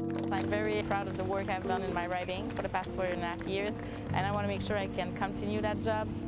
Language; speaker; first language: English; non-native, fluent; French